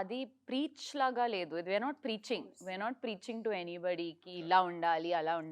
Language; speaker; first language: Telugu; early bilingual, heritage; Telugu